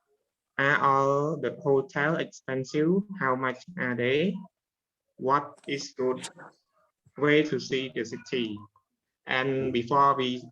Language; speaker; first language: English; non-native, learner; Khmer